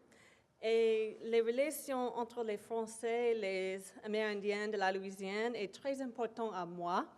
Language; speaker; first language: French; non-native, local second language; English